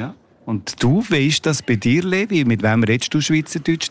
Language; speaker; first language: German; native; German